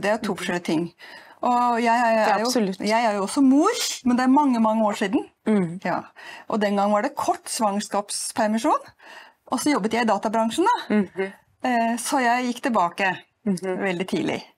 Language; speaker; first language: Norwegian; native; Norwegian